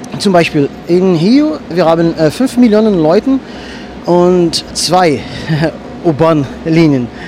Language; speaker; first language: German; non-native, learner; Portuguese